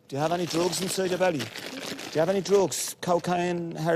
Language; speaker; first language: English; native; English